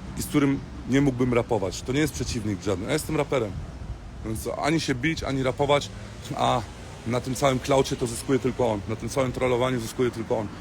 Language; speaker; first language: Polish; early bilingual, heritage; Polish